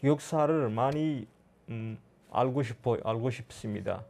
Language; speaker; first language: Korean; non-native, learner; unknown